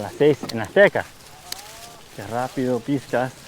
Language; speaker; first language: Spanish; early bilingual, heritage; English